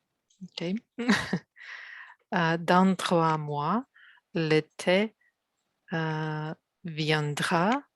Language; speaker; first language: French; non-native, learner; Russian